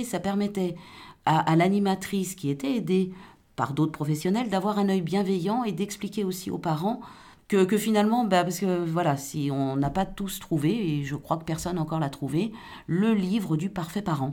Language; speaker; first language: French; native; French